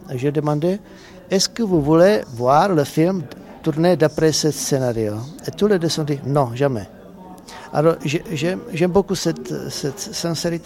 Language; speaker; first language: French; non-native, learner; Czech